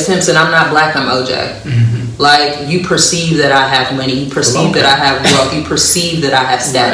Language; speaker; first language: English; native; English